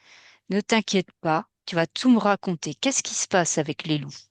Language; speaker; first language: French; native; French